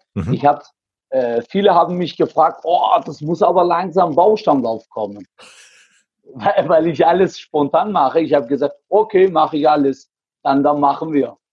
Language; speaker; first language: German; native; German